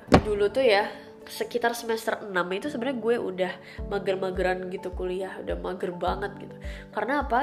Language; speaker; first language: Indonesian; native; Indonesian